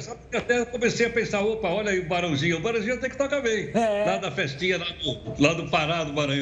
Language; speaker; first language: Portuguese; native; Portuguese